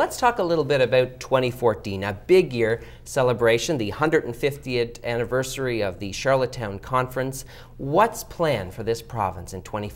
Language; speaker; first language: English; native; English